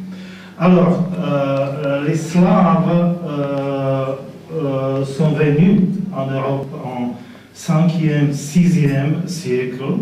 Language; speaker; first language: French; non-native, fluent; Slovak